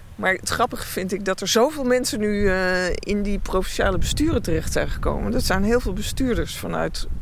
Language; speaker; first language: Dutch; native; Dutch